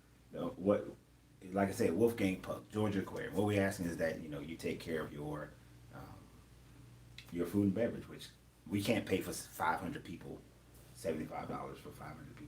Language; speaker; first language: English; native; English